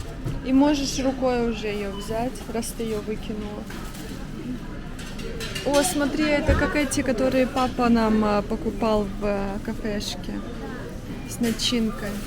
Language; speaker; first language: Russian; native; Russian